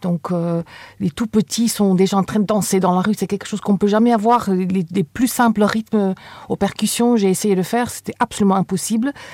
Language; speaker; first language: French; non-native, fluent; Afrikaans